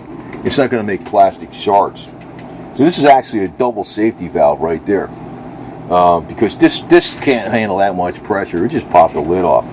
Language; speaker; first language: English; native; English